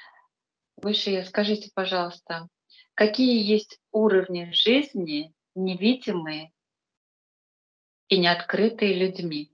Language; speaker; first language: Russian; native; Russian